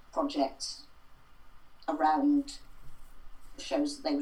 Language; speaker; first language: English; native; English